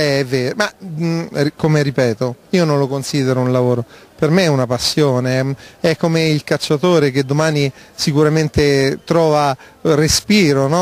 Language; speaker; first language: Italian; native; Italian